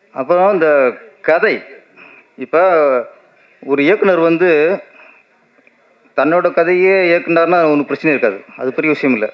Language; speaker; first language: Tamil; native; Tamil